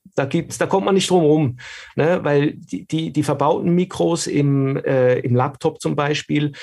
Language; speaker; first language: German; native; German